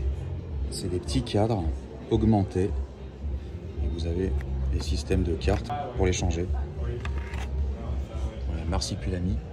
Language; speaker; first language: French; native; French